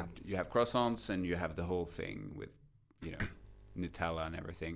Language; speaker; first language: English; non-native, fluent; Swedish